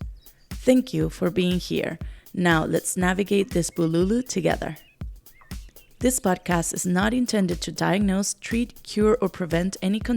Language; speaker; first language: English; non-native, fluent; Spanish